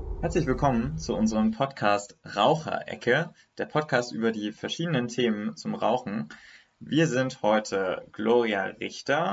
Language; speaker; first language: German; native; German